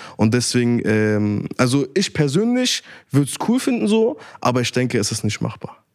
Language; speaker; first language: German; early bilingual, other home language; Turkish